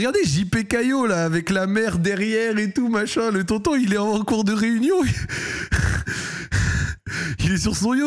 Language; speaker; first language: French; native; French